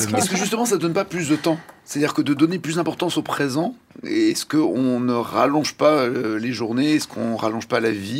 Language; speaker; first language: French; native; French